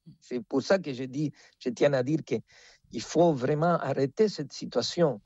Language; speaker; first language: French; non-native, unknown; Spanish